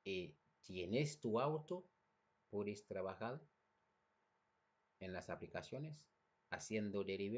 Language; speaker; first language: Spanish; non-native, fluent; Haitian Creole